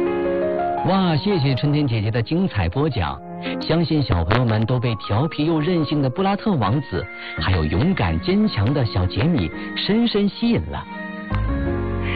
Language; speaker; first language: Chinese; native; Chinese